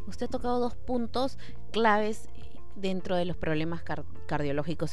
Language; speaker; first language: Spanish; native; Spanish